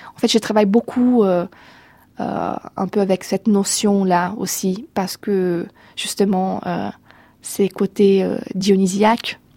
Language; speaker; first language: French; non-native, fluent; Portuguese